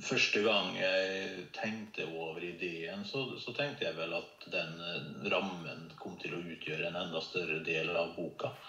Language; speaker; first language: Norwegian; native; Norwegian